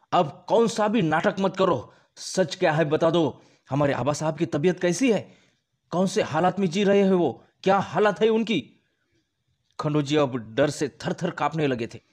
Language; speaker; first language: Hindi; non-native, local second language; Marathi